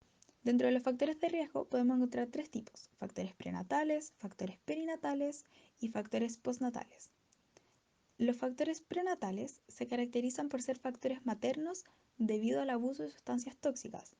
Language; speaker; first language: Spanish; native; Spanish